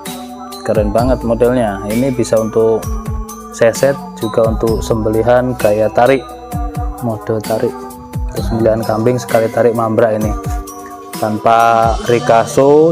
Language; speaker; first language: Indonesian; native; Indonesian